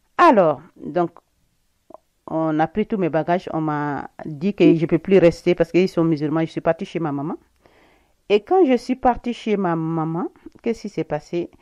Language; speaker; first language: French; non-native, local second language; Bambara